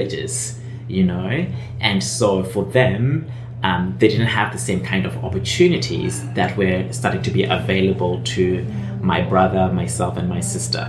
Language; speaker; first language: English; native; English